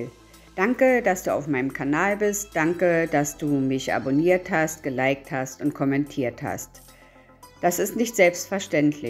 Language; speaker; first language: German; native; German